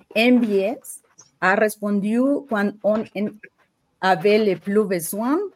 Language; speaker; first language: French; non-native, fluent; Spanish